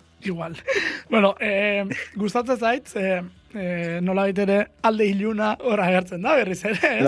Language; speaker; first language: Basque; native; Basque